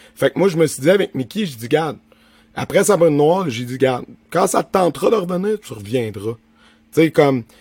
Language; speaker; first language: French; native; French